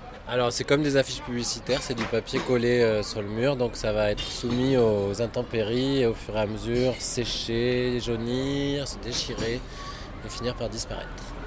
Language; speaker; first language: French; native; French